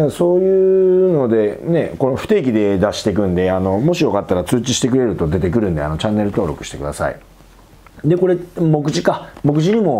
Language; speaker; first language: Japanese; native; Japanese